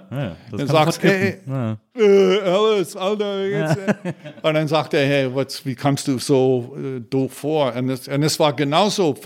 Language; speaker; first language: German; non-native, fluent; English